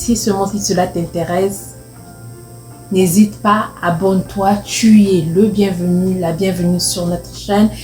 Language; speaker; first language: French; non-native, local second language; Lingala